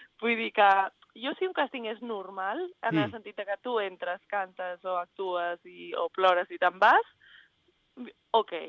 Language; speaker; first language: Catalan; non-native, fluent; Spanish